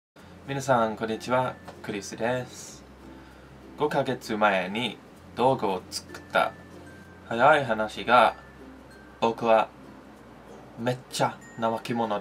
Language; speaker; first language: Japanese; non-native, learner; English